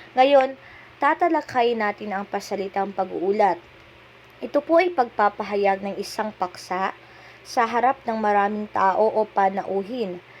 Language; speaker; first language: Filipino; non-native, local second language; Cebuano